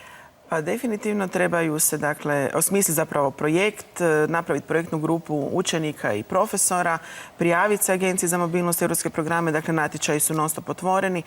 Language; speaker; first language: Croatian; native; Croatian